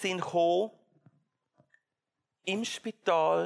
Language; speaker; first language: German; native; German